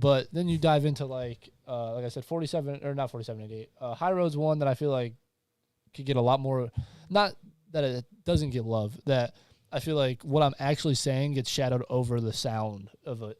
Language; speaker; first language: English; native; English